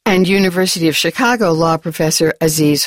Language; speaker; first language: English; native; English